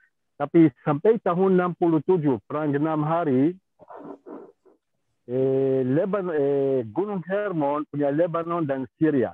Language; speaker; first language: Indonesian; non-native, fluent; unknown